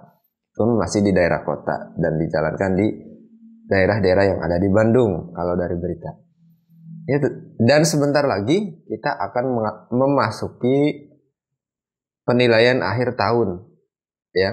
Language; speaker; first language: Indonesian; native; Indonesian